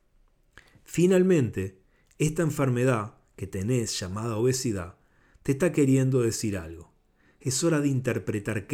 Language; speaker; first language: Spanish; native; Spanish